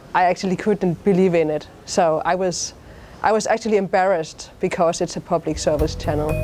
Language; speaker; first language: English; non-native, fluent; Danish